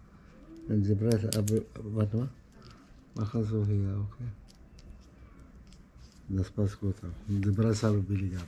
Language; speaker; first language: German; non-native, learner; Arabic